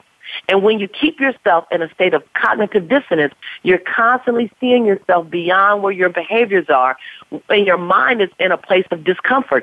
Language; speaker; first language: English; native; English